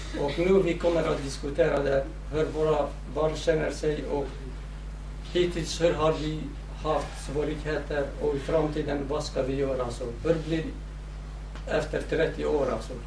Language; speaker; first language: Swedish; non-native, fluent; Central Kurdish